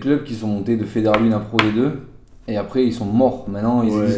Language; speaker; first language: French; native; French